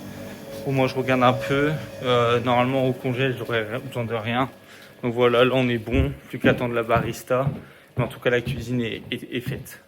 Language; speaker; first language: French; native; French